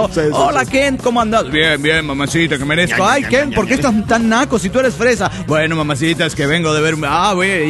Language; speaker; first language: Spanish; native; Spanish